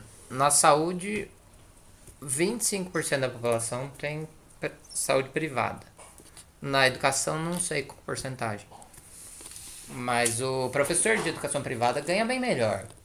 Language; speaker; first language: Portuguese; native; Portuguese